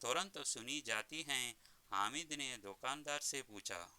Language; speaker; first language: Hindi; non-native, local second language; Telugu